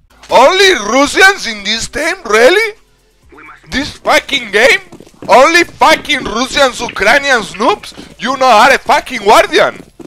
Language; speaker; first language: English; non-native, learner; Spanish